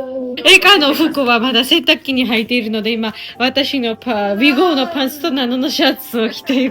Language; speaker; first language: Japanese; non-native, fluent; Georgian